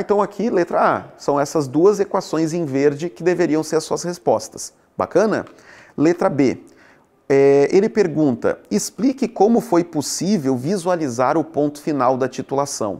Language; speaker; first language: Portuguese; native; Portuguese